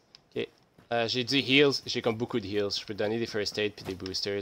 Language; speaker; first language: French; native; French